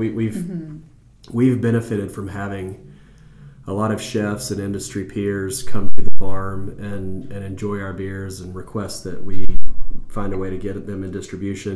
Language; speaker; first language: English; native; English